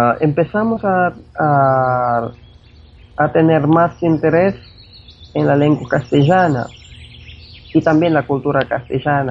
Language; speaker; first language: Spanish; non-native, fluent; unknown